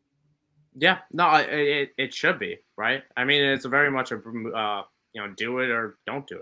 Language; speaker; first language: English; native; English